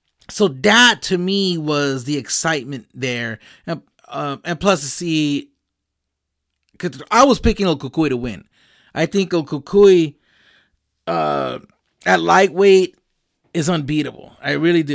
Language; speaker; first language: English; early bilingual, other home language; Spanish